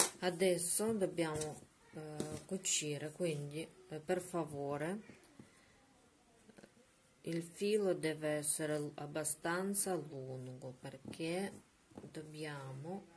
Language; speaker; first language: Italian; non-native, learner; Russian